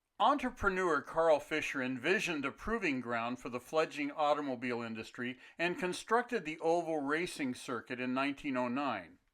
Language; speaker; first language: English; native; English